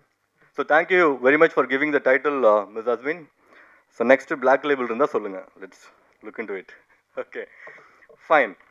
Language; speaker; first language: Tamil; native; Tamil